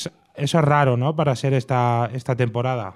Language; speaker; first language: Spanish; native; Spanish